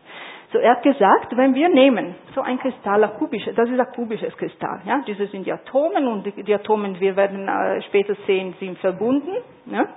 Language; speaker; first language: German; non-native, fluent; Italian